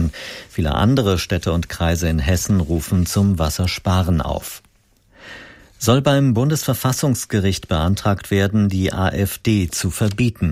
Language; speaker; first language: German; native; German